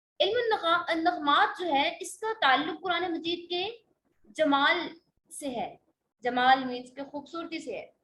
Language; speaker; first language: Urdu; native; Urdu